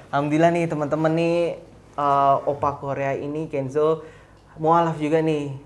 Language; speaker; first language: Indonesian; native; Indonesian